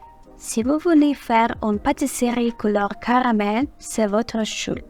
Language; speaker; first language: French; non-native, fluent; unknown